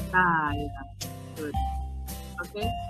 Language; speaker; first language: English; non-native, learner; Indonesian